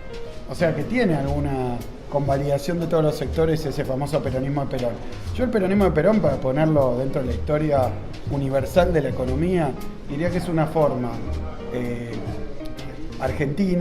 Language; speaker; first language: Spanish; native; Spanish